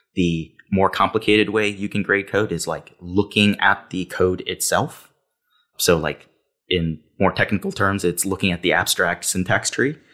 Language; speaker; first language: English; native; English